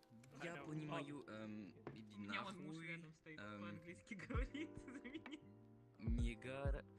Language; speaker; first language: Russian; non-native, learner; French